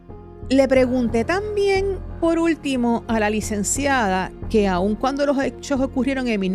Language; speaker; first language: Spanish; native; Spanish